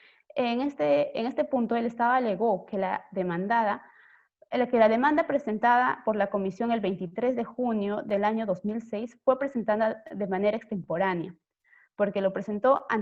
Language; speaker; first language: Spanish; native; Spanish